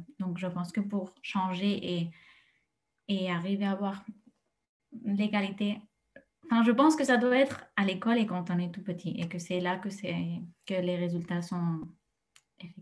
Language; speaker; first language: French; non-native, fluent; Spanish